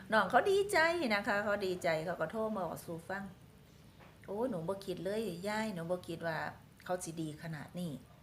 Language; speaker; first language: Thai; native; Thai